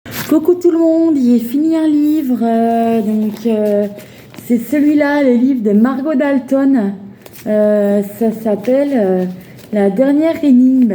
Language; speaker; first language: French; native; French